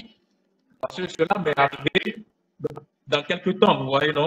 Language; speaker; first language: French; non-native, fluent; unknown